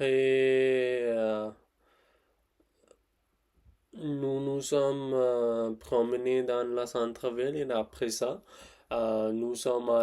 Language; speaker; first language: French; non-native, learner; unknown